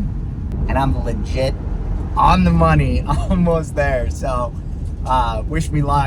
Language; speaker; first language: English; native; English